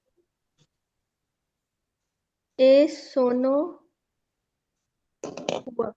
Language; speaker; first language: Italian; non-native, learner; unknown